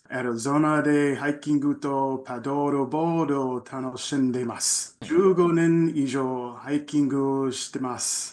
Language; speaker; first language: Japanese; non-native, learner; English